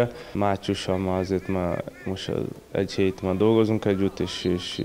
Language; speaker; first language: Hungarian; non-native, learner; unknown